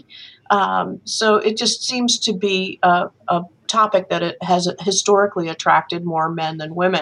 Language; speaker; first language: English; native; English